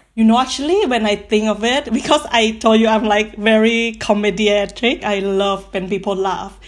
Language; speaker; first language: English; non-native, learner; Thai